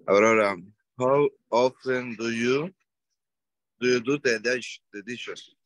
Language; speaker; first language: English; non-native, learner; Spanish